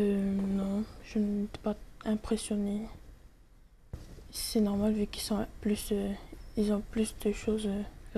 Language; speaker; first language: French; non-native, local second language; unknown